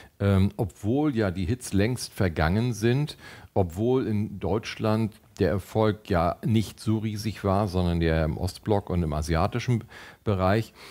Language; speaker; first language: German; native; German